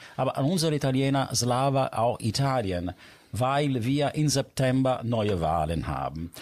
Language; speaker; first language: German; non-native, fluent; Italian